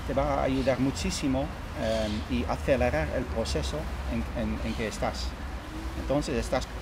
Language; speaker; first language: Spanish; non-native, fluent; Dutch